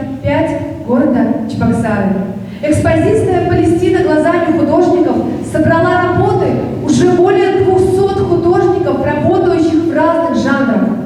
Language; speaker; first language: Russian; native; Russian